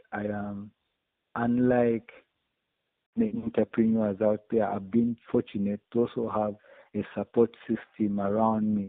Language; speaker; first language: English; non-native, local second language; Ganda